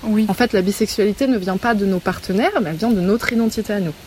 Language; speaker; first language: French; native; French